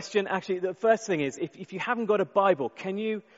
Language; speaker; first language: English; native; English